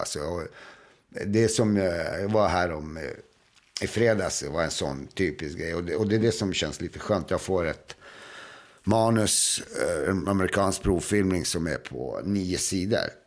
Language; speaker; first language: Swedish; native; Swedish